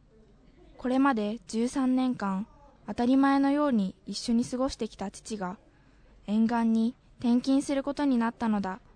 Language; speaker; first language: Japanese; native; Japanese